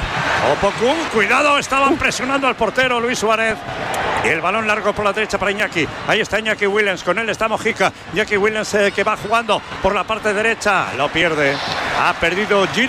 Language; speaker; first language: Spanish; native; Spanish